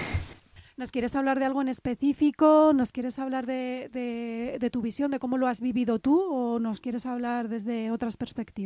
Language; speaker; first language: Spanish; native; Spanish